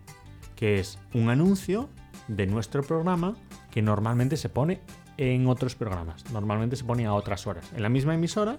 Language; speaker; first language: Spanish; native; Spanish